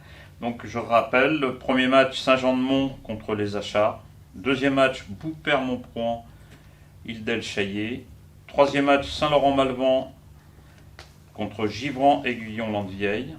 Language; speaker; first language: French; native; French